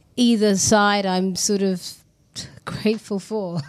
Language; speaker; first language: English; native; English